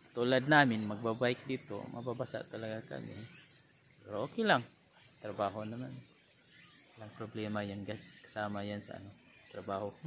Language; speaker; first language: Filipino; non-native, local second language; Cebuano